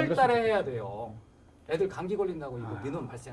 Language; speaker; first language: Korean; native; Korean